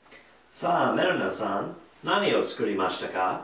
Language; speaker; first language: Japanese; non-native, learner; English